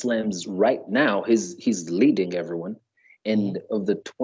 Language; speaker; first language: English; non-native, local second language; Ganda